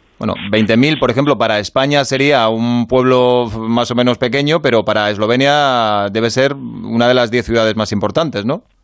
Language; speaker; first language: Spanish; native; Spanish